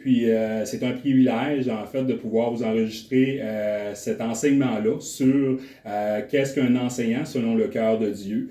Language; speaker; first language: French; native; French